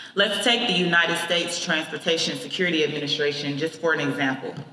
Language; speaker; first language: English; native; English